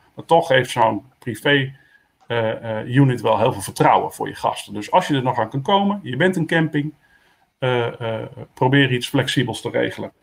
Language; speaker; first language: Dutch; native; Dutch